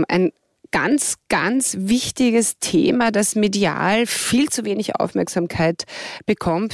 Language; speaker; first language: German; native; German